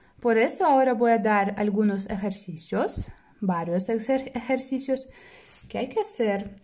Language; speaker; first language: Spanish; non-native, fluent; Russian